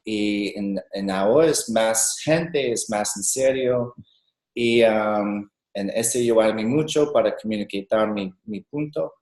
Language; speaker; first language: Spanish; non-native, learner; English